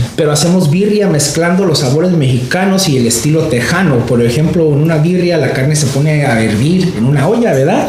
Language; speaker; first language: Spanish; early bilingual, other home language; English